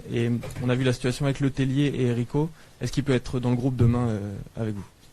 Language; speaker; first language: French; native; French